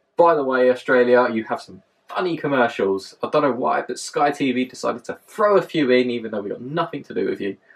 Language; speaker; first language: English; native; English